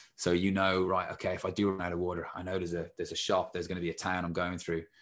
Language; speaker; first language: English; native; English